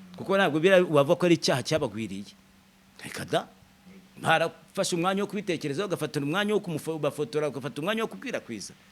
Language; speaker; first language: Kinyarwanda; native; Kinyarwanda